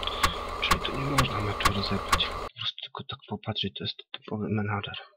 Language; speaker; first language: Polish; native; Polish